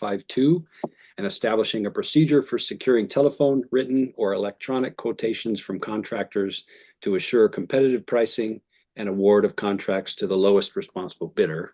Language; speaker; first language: English; native; English